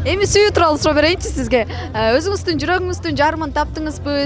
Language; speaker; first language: Kyrgyz; native; Kyrgyz